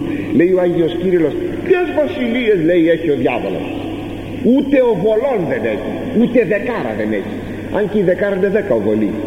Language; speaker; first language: Greek; native; Greek